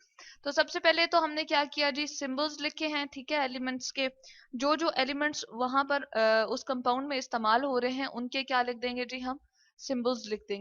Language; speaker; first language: Hindi; non-native, local second language; Punjabi